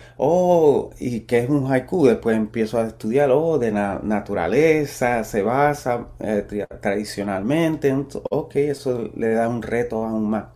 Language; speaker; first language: Spanish; early bilingual, heritage; Spanish